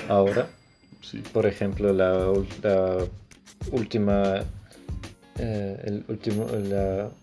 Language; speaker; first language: Spanish; non-native, learner; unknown